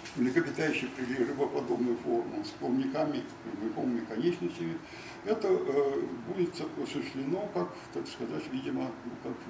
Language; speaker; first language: Russian; native; Russian